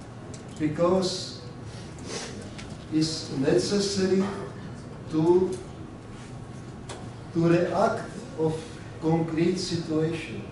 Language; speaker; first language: English; non-native, learner; Czech